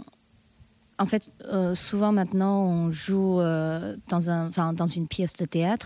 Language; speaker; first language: French; non-native, fluent; Chinese